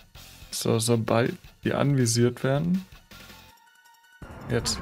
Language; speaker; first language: German; native; German